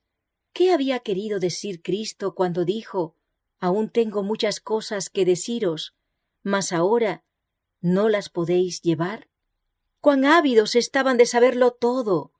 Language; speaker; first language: Spanish; native; Spanish